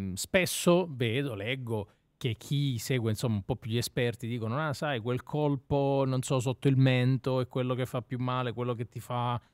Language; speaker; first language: Italian; native; Italian